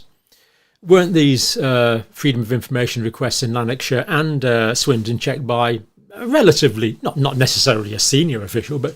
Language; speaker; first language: English; native; English